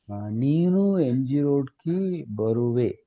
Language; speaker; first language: Kannada; non-native, learner; Tamil